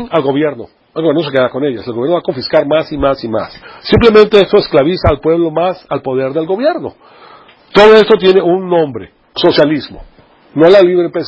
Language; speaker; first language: Spanish; native; Spanish